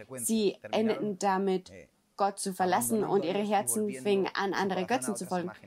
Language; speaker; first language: German; non-native, fluent; Spanish